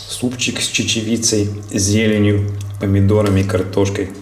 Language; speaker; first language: Russian; native; Russian